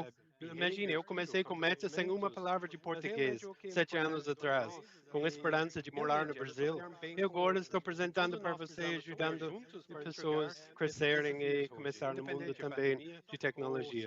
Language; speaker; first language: Portuguese; non-native, fluent; English